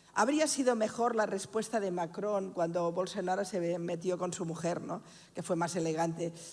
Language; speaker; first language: Spanish; non-native, local second language; Catalan